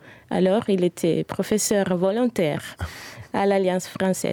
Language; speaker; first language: French; non-native, fluent; Spanish